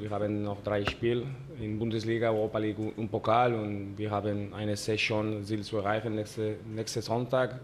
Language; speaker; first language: German; non-native, learner; Spanish